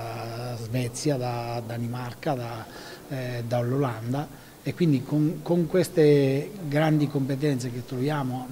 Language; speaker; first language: Italian; native; Italian